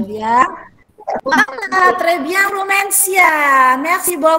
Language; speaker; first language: French; non-native, fluent; Indonesian